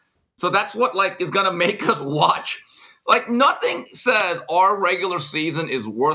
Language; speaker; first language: English; native; English